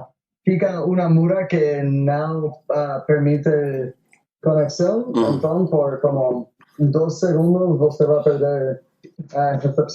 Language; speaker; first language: Portuguese; non-native, learner; Spanish